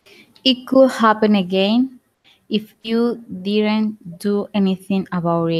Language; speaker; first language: English; non-native, learner; Spanish